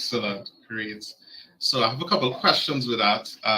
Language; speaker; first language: English; native; English